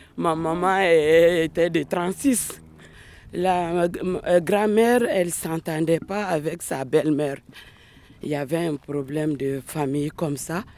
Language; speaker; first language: French; non-native, local second language; Bambara